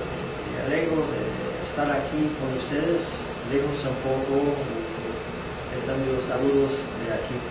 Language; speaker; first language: Spanish; non-native, fluent; English